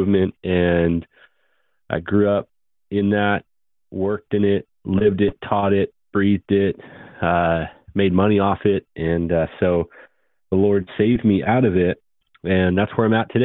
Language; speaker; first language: English; native; English